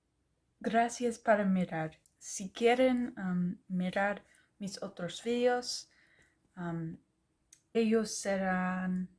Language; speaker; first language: Spanish; non-native, learner; English